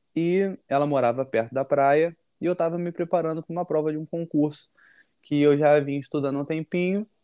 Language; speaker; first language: Portuguese; native; Portuguese